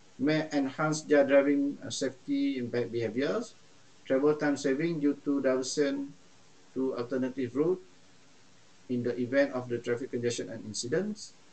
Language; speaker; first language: English; non-native, local second language; Malay